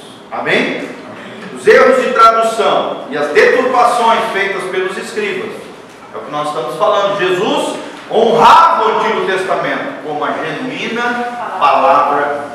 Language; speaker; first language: Portuguese; native; Portuguese